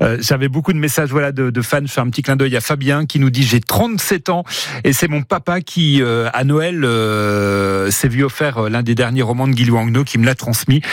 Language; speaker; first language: French; native; French